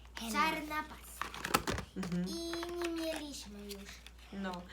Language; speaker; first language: Polish; early bilingual, heritage; Polish